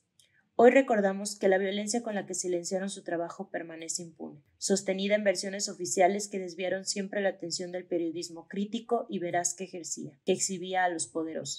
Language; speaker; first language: Spanish; native; Spanish